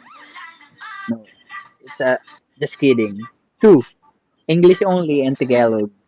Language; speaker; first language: English; non-native, learner; Filipino